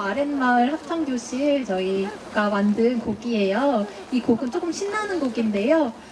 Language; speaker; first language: Korean; native; Korean